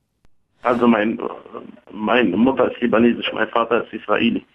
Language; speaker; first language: German; early bilingual, other home language; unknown